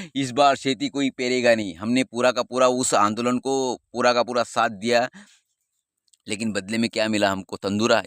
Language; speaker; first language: Hindi; non-native, local second language; Marathi